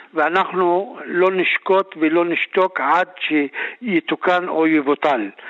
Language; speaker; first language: Hebrew; non-native, local second language; Arabic